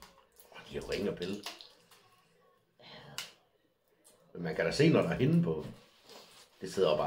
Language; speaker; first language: Danish; native; Danish